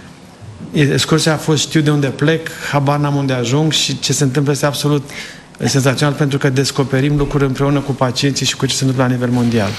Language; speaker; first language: Romanian; native; Romanian